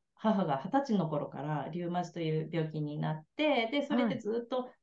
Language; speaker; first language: Japanese; native; Japanese